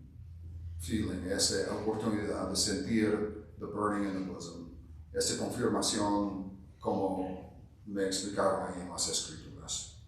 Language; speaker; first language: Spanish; non-native, fluent; English